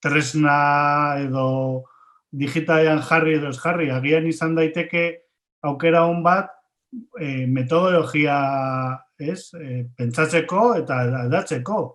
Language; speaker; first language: Basque; non-native, local second language; Spanish